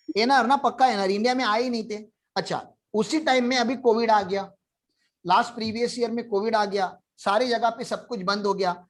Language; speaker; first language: Hindi; non-native, local second language; Marathi